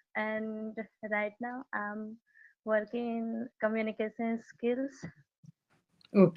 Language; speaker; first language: English; non-native, learner; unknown